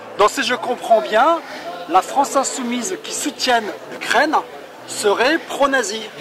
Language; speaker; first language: French; native; French